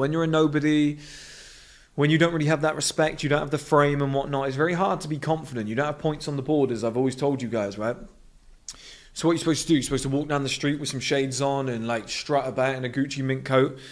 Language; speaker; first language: English; native; English